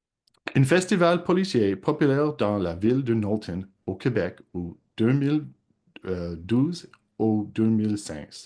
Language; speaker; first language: French; non-native, local second language; English